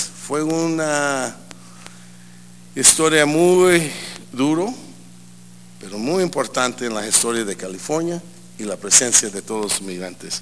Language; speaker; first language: Spanish; early bilingual, heritage; English